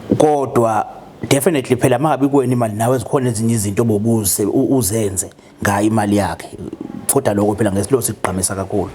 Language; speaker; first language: Zulu; native; Zulu